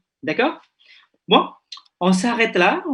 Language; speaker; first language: French; non-native, fluent; Indonesian